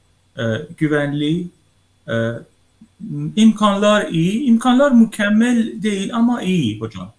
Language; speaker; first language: Turkish; non-native, learner; Persian